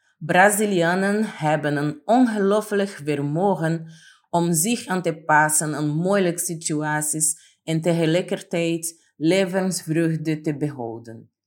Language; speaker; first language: Dutch; non-native, fluent; Portuguese